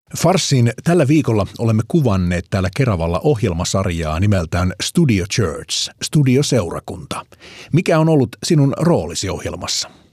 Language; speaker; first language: Finnish; native; Finnish